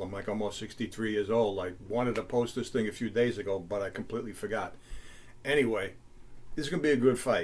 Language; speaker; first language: English; native; English